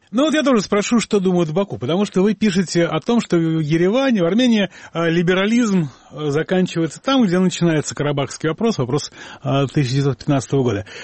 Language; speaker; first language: Russian; native; Russian